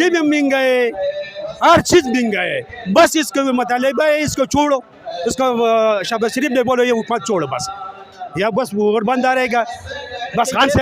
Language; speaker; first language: Hindi; non-native, local second language; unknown